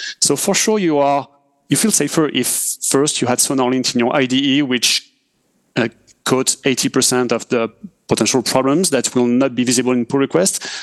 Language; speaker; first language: English; non-native, fluent; French